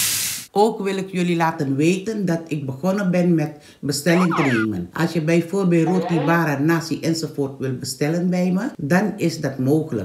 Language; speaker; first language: Dutch; non-native, local second language; Caribbean Hindustani